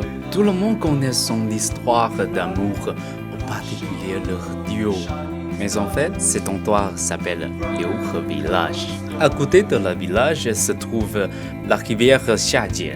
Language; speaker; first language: French; non-native, learner; Chinese